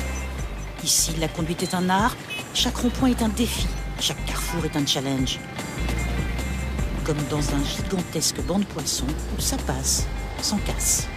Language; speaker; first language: French; native; French